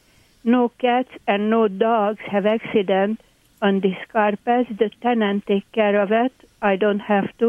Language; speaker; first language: English; non-native, fluent; Hungarian